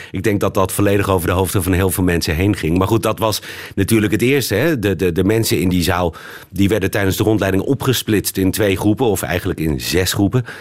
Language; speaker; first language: Dutch; native; Dutch